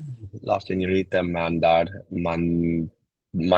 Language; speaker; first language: Spanish; non-native, learner; English